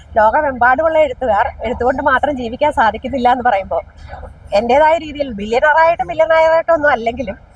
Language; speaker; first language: Malayalam; native; Malayalam